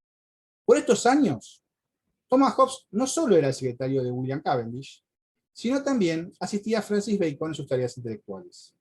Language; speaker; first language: Spanish; native; Spanish